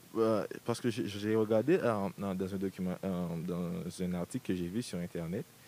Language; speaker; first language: French; early bilingual, other home language; Haitian Creole